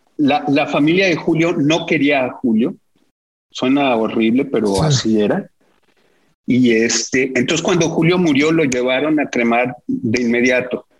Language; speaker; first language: Spanish; native; Spanish